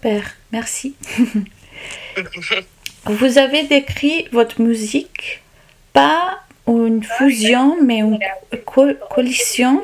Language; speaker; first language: French; non-native, local second language; Italian